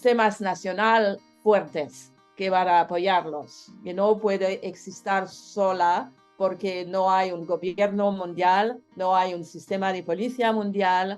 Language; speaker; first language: Spanish; non-native, learner; French